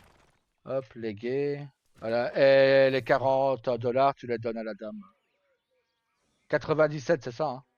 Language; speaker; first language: French; native; French